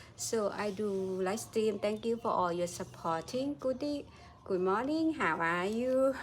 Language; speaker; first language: English; non-native, learner; Thai